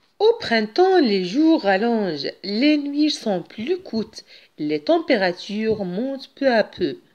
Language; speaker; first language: French; non-native, local second language; Arabic